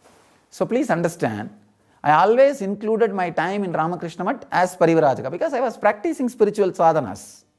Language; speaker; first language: English; non-native, local second language; Tamil